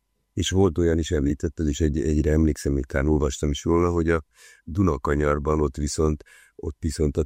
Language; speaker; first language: Hungarian; native; Hungarian